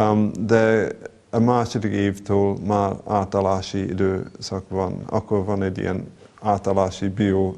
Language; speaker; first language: Hungarian; non-native, fluent; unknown